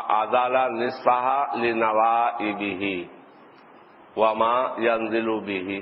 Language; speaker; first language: Urdu; native; Urdu